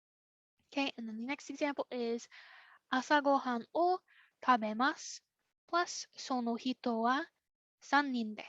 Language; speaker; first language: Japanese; non-native, fluent; English